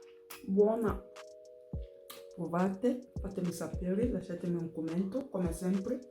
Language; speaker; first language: Italian; non-native, learner; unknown